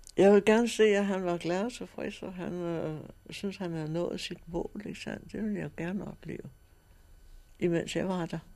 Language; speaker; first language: Danish; native; Danish